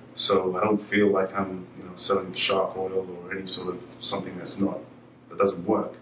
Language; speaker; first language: English; native; English